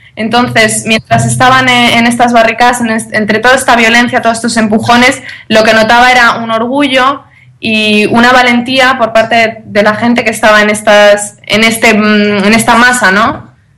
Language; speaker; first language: Spanish; native; Spanish